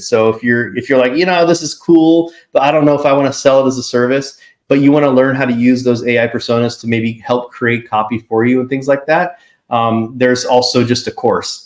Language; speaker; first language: English; native; English